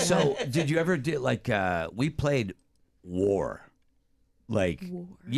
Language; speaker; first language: English; native; English